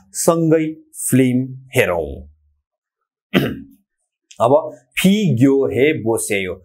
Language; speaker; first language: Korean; non-native, fluent; Nepali